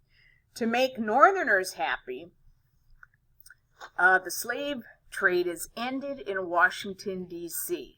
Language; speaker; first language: English; native; English